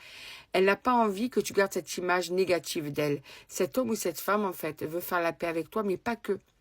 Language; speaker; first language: French; native; French